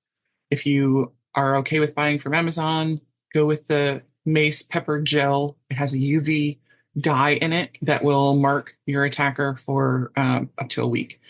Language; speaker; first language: English; native; English